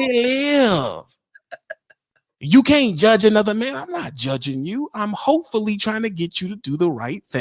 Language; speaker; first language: English; native; English